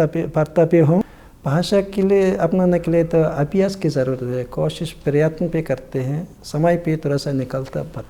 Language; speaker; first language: Hindi; non-native, learner; Mongolian